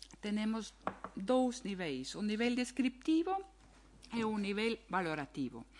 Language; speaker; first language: Galician; non-native, fluent; German